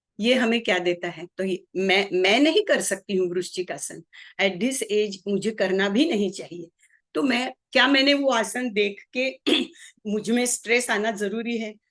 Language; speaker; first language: Hindi; non-native, local second language; Marathi